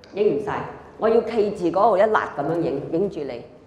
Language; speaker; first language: Cantonese; native; Cantonese